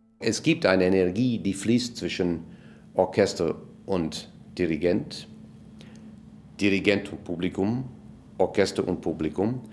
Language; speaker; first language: German; non-native, fluent; English